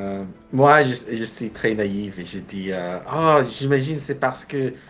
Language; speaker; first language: French; non-native, fluent; English